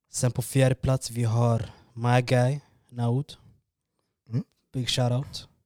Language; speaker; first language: Swedish; early bilingual, other home language; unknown